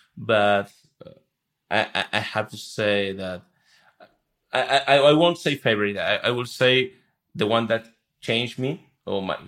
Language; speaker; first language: English; non-native, fluent; Spanish